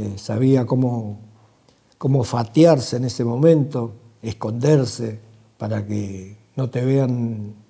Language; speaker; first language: Spanish; native; Spanish